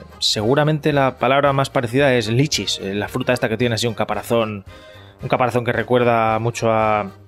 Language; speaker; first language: Spanish; native; Spanish